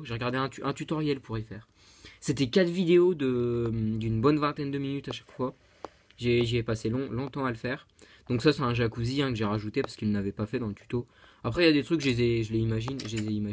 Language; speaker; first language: French; native; French